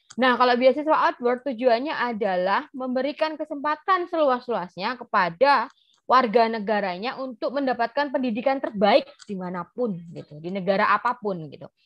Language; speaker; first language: Indonesian; native; Indonesian